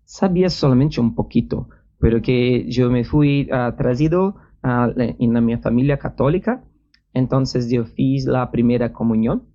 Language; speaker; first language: Spanish; non-native, learner; Portuguese